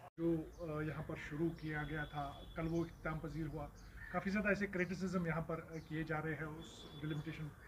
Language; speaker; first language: Hindi; non-native, local second language; Kashmiri